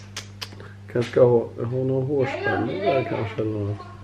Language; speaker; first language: Swedish; native; Swedish